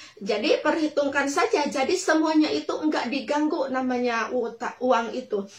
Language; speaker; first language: Indonesian; non-native, local second language; Sundanese